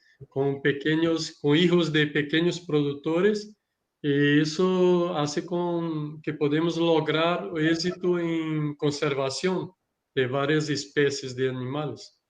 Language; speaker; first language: Spanish; non-native, learner; Portuguese